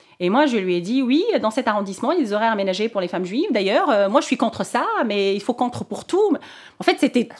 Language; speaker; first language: French; non-native, local second language; Arabic